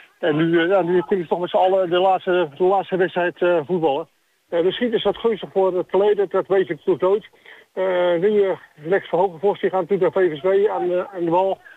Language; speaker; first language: Dutch; native; Dutch